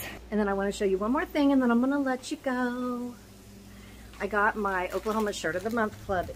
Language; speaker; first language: English; native; English